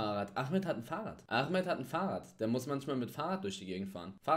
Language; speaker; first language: German; native; German